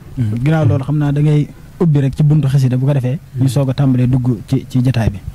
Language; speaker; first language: Wolof; native; Wolof